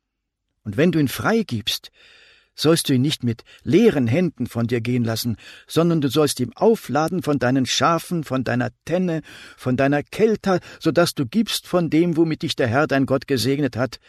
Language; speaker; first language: German; native; German